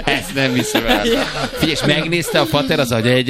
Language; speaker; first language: Hungarian; native; Hungarian